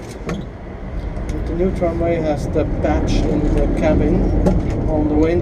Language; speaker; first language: English; non-native, learner; Swiss German